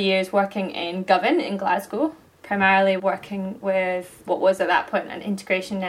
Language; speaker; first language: English; native; English